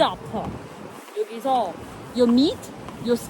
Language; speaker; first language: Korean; non-native, fluent; Vietnamese